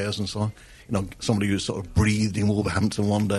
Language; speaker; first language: English; native; English